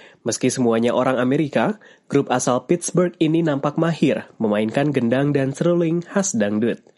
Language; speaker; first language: Indonesian; native; Indonesian